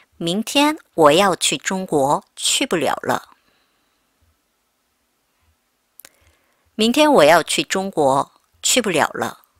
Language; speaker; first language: Chinese; non-native, fluent; Korean